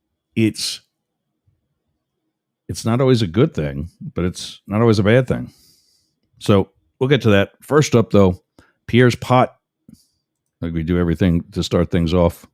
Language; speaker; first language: English; native; English